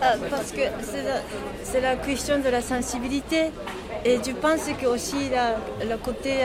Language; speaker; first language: French; non-native, learner; Japanese